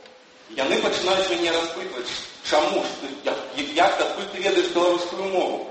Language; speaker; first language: Belarusian; non-native, fluent; Lithuanian